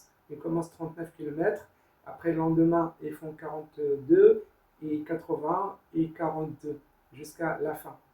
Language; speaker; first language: French; non-native, learner; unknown